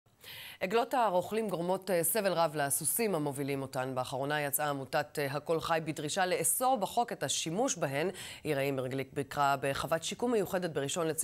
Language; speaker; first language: Hebrew; native; Hebrew